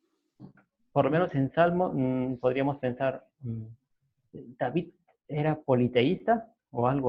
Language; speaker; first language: Spanish; native; Spanish